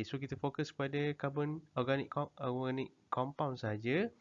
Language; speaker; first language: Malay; native; Malay